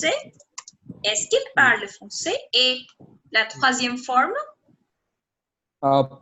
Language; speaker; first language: French; non-native, fluent; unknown